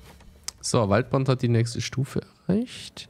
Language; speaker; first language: German; native; German